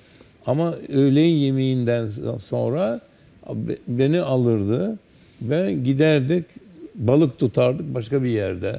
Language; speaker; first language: Turkish; early bilingual, heritage; Turkish